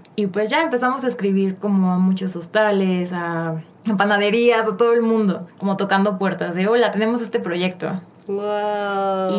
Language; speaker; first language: Spanish; native; Spanish